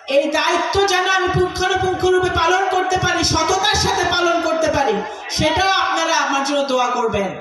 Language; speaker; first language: Bangla; native; Bangla